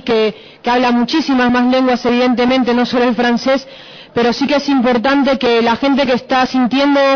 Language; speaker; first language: Spanish; native; Spanish